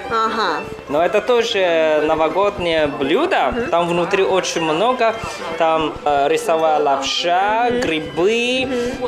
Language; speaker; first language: Russian; non-native, learner; Chinese